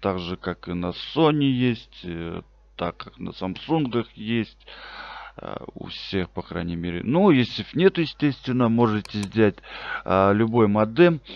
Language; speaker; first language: Russian; native; Russian